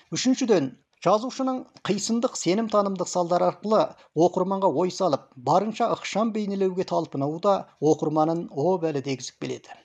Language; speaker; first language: Kazakh; native; Kazakh